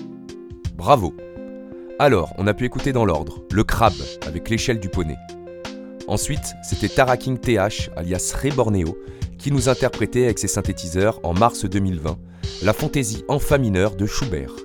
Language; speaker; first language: French; native; French